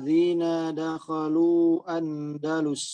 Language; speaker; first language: Arabic; non-native, learner; Indonesian